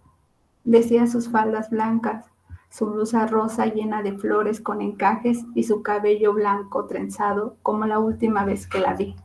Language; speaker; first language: Spanish; non-native, local second language; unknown